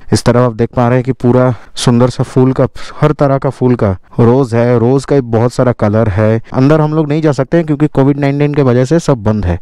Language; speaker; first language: Hindi; non-native, local second language; Bangla